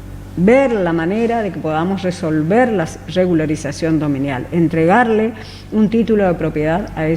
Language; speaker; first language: Spanish; native; Spanish